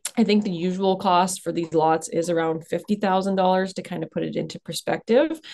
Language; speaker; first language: English; native; English